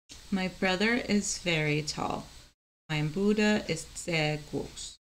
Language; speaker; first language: German; non-native, learner; Spanish